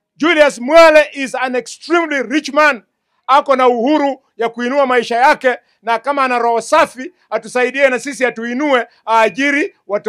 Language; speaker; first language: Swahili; non-native, local second language; Luyia